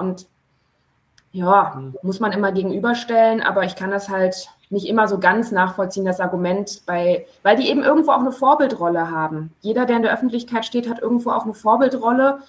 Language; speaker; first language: German; native; German